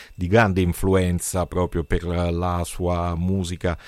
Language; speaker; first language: Italian; native; Italian